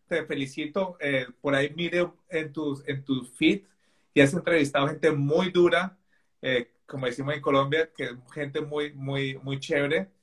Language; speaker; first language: Spanish; native; Spanish